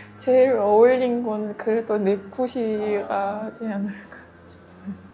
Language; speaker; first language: Korean; non-native, fluent; Mongolian